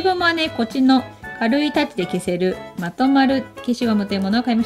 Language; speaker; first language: Japanese; native; Japanese